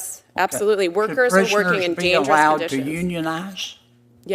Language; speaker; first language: English; native; English